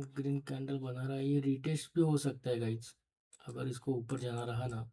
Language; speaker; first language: Hindi; non-native, local second language; Marathi